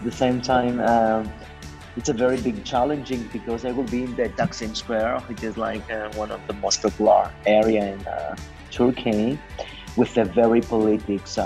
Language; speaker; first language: English; non-native, fluent; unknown